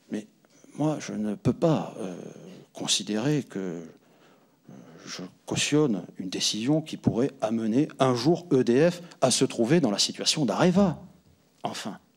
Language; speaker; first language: French; native; French